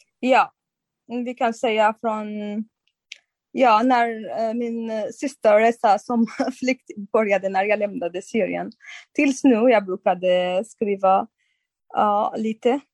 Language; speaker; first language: Swedish; non-native, fluent; Arabic